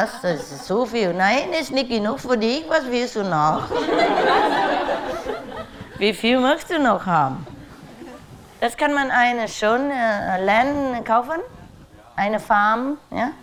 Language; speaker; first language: German; non-native, learner; Vietnamese